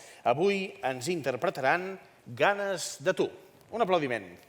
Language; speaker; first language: Catalan; native; Catalan